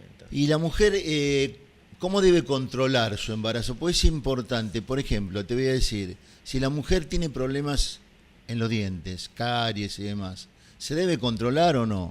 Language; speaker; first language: Spanish; native; Spanish